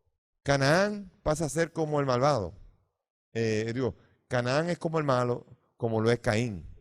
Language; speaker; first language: Spanish; native; Spanish